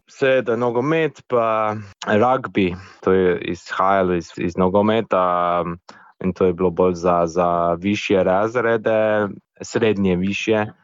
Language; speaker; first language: Slovenian; non-native, fluent; English